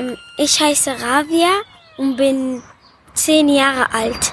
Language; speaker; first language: German; early bilingual, other home language; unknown